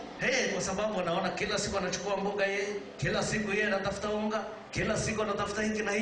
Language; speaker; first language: Swahili; native; Swahili